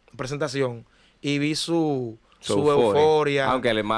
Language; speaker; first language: Spanish; native; Spanish